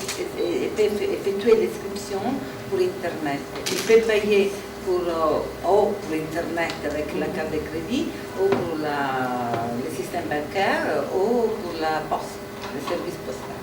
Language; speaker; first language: French; non-native, learner; Italian